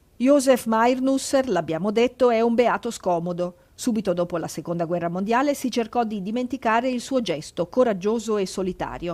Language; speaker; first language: Italian; native; Italian